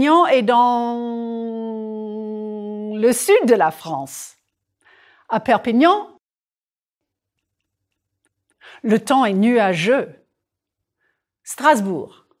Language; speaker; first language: French; non-native, fluent; English